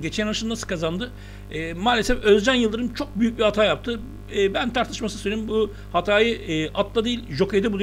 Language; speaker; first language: Turkish; native; Turkish